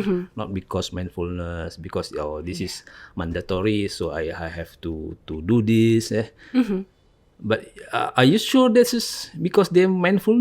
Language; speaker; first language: English; non-native, learner; Indonesian